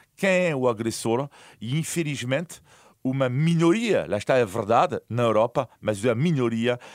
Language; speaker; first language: Portuguese; non-native, fluent; French